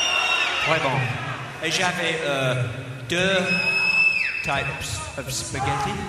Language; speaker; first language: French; non-native, learner; English